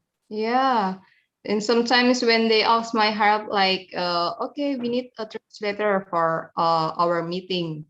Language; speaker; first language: English; non-native, learner; Indonesian